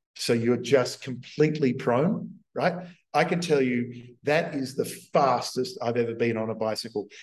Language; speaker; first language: English; native; English